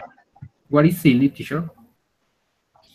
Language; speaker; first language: English; non-native, learner; Spanish